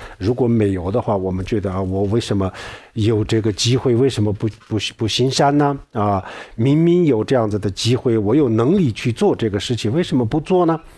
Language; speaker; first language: Chinese; non-native, local second language; Tibetan